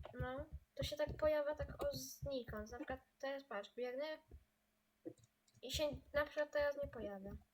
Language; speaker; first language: Polish; native; Polish